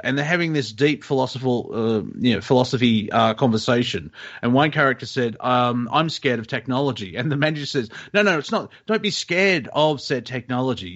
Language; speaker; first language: English; native; English